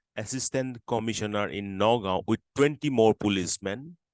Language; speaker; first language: English; non-native, local second language; Assamese